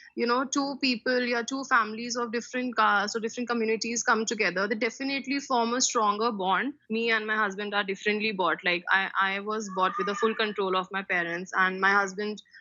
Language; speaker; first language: English; non-native, local second language; Hindi